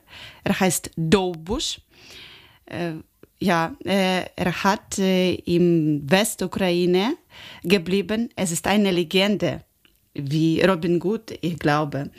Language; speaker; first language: German; non-native, learner; Ukrainian